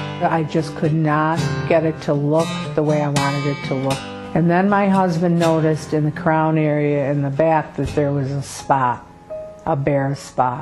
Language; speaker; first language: English; native; English